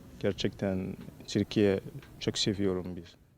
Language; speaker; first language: Turkish; non-native, learner; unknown